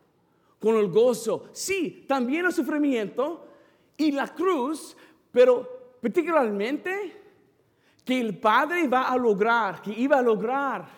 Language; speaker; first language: Spanish; non-native, fluent; English